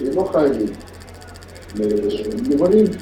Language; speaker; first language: Hebrew; non-native, fluent; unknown